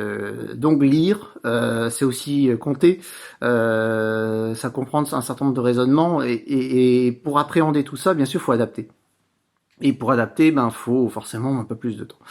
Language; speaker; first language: French; native; French